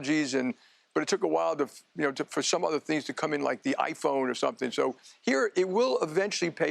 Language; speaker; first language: English; native; English